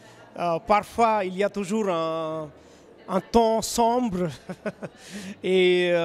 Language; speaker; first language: French; non-native, fluent; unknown